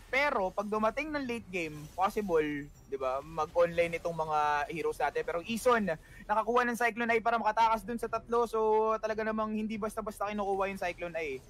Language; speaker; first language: Filipino; native; Filipino